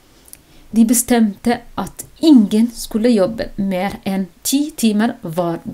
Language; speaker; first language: Norwegian; non-native, learner; Somali